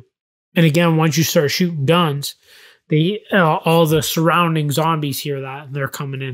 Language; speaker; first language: English; native; English